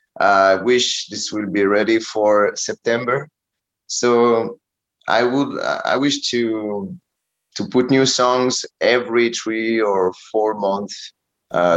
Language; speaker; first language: English; non-native, learner; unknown